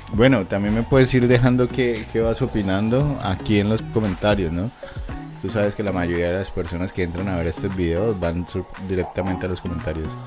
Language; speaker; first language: Spanish; native; Spanish